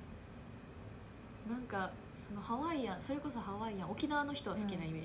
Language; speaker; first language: Japanese; native; Japanese